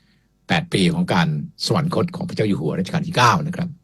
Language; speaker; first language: Thai; native; Thai